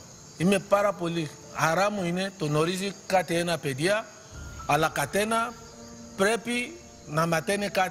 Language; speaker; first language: Greek; non-native, learner; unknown